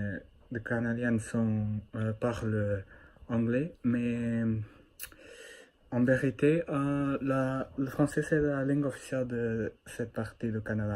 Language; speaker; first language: French; non-native, learner; Portuguese